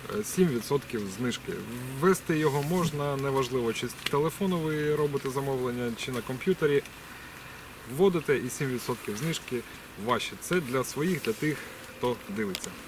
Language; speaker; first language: Ukrainian; non-native, local second language; Russian